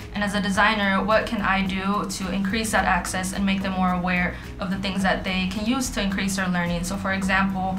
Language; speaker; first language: English; native; English